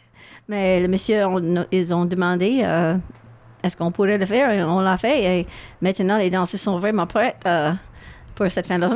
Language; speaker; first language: French; non-native, local second language; English